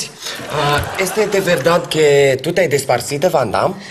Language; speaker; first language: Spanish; non-native, learner; Romanian